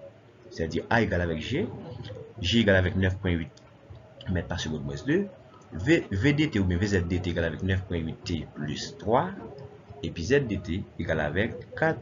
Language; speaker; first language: French; non-native, local second language; Haitian Creole